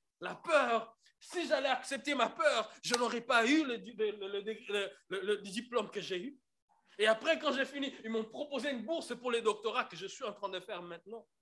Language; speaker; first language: French; non-native, local second language; Lingala